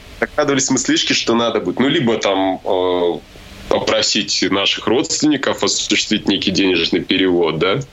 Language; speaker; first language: Russian; native; Russian